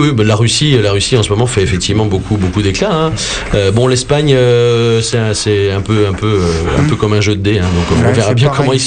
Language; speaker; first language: French; native; French